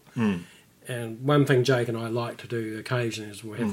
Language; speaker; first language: English; native; English